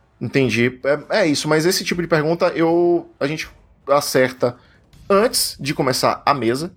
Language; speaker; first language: Portuguese; native; Portuguese